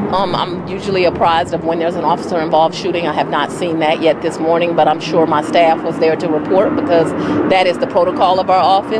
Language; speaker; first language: English; native; English